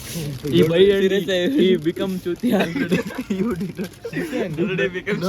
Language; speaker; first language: English; non-native, local second language; Kannada